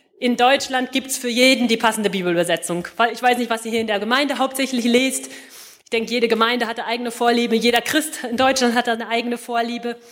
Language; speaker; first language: German; native; German